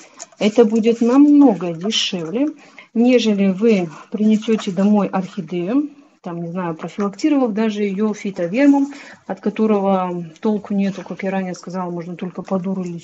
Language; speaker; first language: Russian; native; Russian